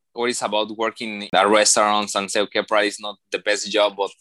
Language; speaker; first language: English; non-native, learner; Spanish